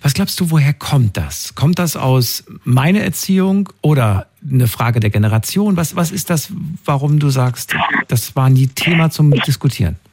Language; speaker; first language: German; native; German